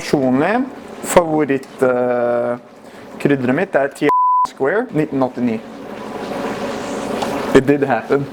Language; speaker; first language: Norwegian; native; Norwegian